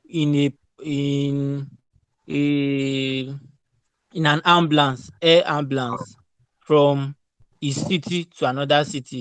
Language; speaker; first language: English; non-native, local second language; Yoruba